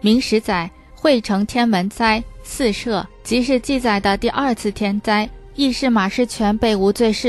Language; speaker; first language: Chinese; native; Chinese